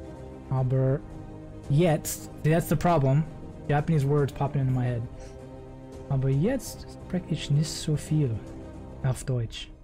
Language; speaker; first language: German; non-native, learner; English